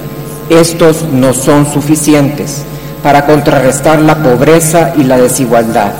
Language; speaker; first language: Spanish; native; Spanish